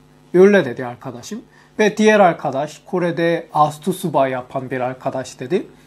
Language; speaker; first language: Turkish; non-native, learner; Korean